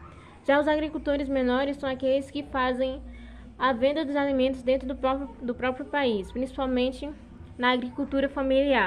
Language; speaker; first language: Portuguese; native; Portuguese